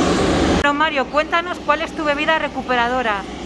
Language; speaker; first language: Spanish; native; Spanish